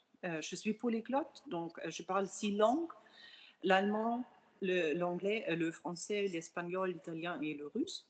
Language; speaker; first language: French; non-native, fluent; German